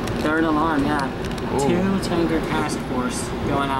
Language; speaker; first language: English; native; English